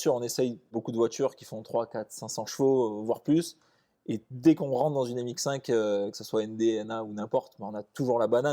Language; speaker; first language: French; native; French